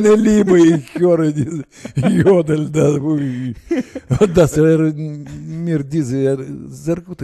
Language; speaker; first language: German; non-native, learner; Russian